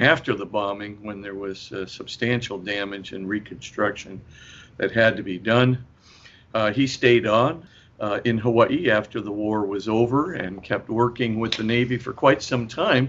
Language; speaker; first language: English; native; English